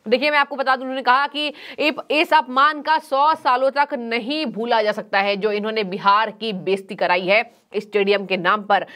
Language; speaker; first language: Hindi; native; Hindi